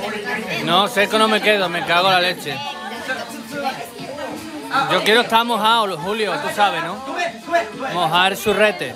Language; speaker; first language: Spanish; native; Spanish